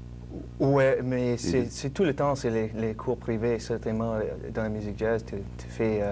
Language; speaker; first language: French; non-native, local second language; English